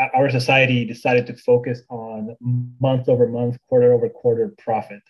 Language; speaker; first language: English; early bilingual, other home language; Bulgarian